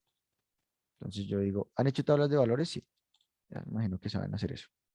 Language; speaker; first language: Spanish; native; Spanish